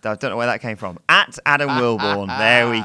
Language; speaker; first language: English; native; English